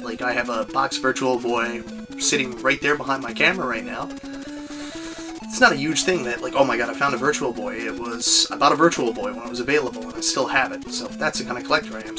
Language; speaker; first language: English; native; English